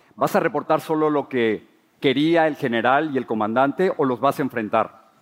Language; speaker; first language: Spanish; native; Spanish